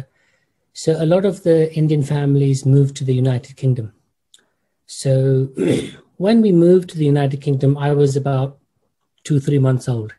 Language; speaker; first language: English; native; English